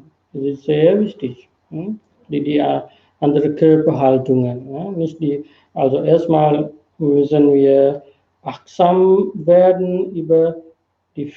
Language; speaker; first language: German; non-native, fluent; Sinhala